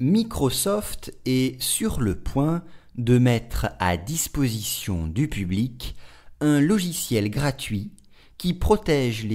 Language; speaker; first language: French; native; French